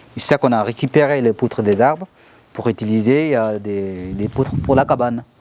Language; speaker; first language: French; non-native, learner; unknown